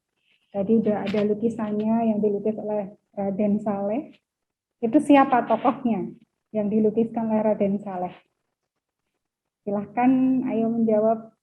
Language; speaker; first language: Indonesian; native; Indonesian